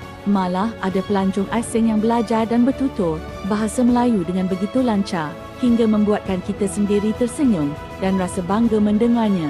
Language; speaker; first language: Malay; native; Malay